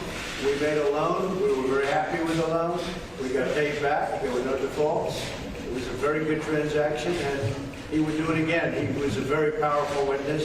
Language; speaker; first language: English; native; English